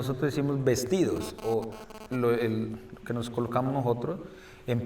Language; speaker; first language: Spanish; native; Spanish